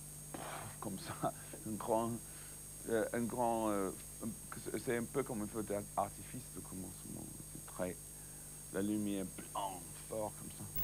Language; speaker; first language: French; non-native, learner; English